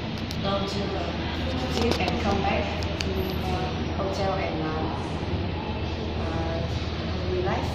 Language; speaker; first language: English; non-native, learner; Vietnamese